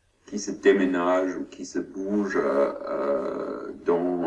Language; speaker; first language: French; non-native, learner; German